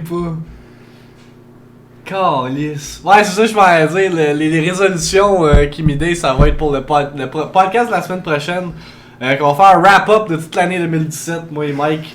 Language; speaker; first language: French; native; French